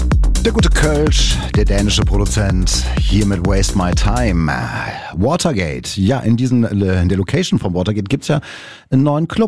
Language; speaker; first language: German; native; German